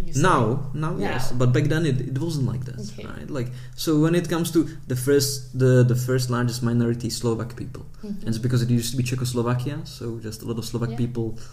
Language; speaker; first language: English; early bilingual, heritage; Czech